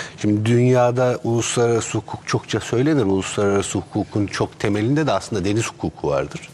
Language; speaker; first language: Turkish; native; Turkish